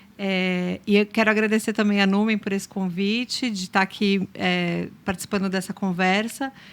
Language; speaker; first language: Portuguese; native; Portuguese